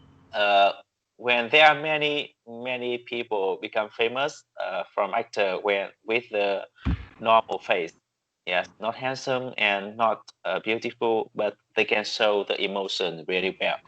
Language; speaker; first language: English; non-native, learner; Vietnamese